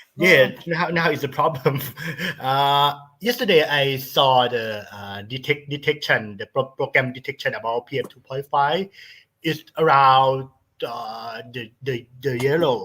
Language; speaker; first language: English; non-native, learner; Thai